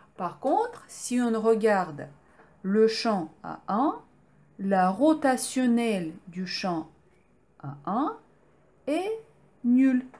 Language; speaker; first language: French; non-native, fluent; Ukrainian